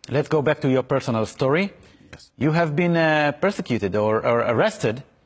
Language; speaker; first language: English; non-native, fluent; Hebrew